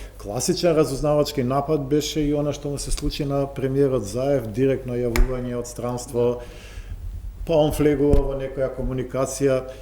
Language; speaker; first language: Macedonian; native; Macedonian